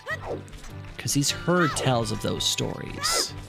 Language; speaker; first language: English; native; English